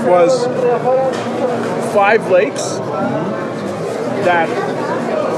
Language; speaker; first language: English; native; English